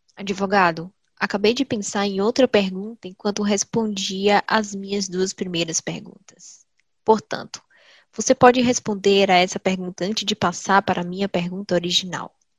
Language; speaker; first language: Portuguese; native; Portuguese